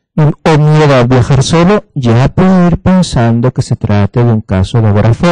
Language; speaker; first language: Spanish; native; Spanish